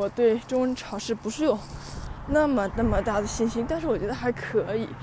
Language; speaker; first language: Chinese; early bilingual, heritage; Chinese